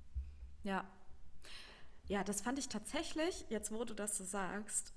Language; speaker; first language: German; native; German